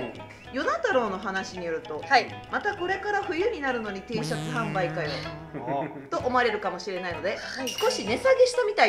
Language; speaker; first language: Japanese; native; Japanese